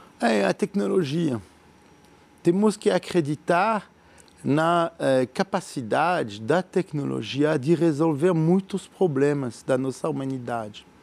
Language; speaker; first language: Portuguese; non-native, fluent; French